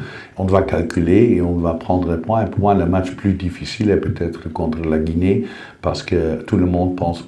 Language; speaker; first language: French; non-native, fluent; Dutch